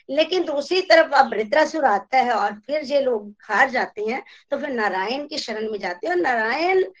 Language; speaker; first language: Hindi; native; Hindi